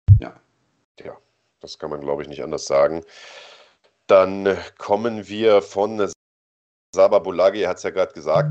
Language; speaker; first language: German; native; German